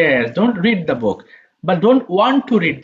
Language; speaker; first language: English; non-native, fluent; Bangla